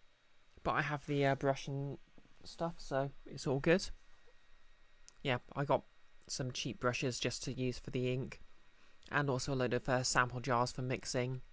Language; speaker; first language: English; native; English